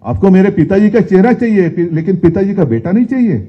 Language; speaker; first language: Hindi; non-native, local second language; Marathi